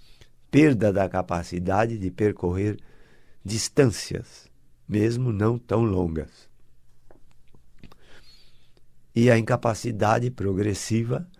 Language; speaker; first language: Portuguese; native; Portuguese